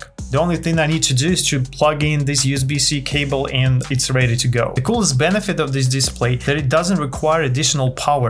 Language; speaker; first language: English; non-native, fluent; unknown